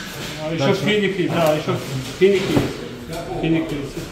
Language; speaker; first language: Russian; non-native, learner; Tajik